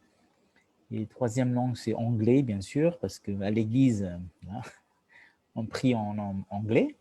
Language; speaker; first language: French; non-native, learner; Tamil